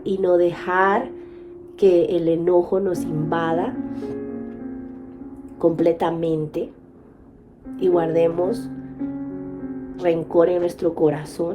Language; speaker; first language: Spanish; native; Spanish